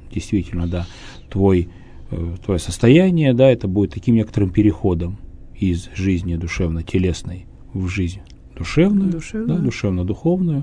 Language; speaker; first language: Russian; native; Russian